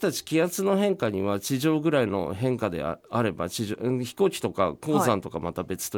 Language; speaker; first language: Japanese; native; Japanese